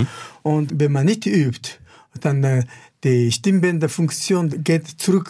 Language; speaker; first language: German; non-native, fluent; Japanese